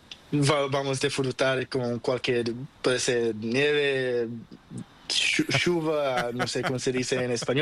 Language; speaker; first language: Spanish; non-native, learner; Portuguese